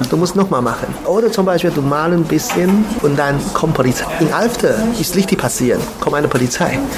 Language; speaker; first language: German; non-native, learner; Chinese